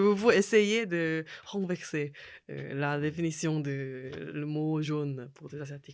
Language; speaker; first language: French; non-native, fluent; Korean